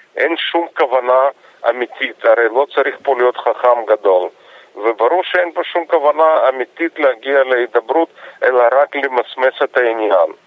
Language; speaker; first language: Hebrew; non-native, fluent; Russian